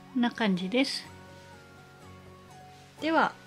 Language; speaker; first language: Japanese; native; Japanese